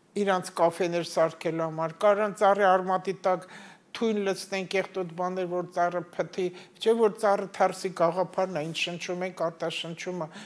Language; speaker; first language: Armenian; native; Armenian